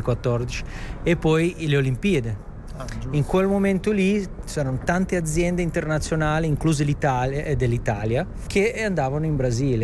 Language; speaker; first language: Italian; native; Italian